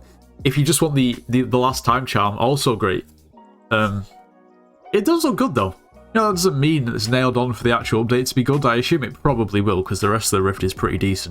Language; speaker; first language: English; native; English